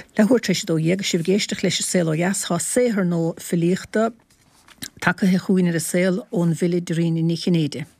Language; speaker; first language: Irish; native; Irish